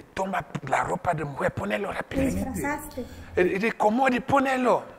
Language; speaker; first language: Spanish; non-native, fluent; French